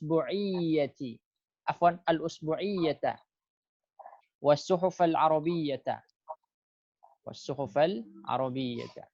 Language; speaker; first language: Arabic; non-native, fluent; Indonesian